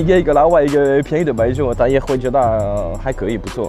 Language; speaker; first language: Chinese; non-native, learner; French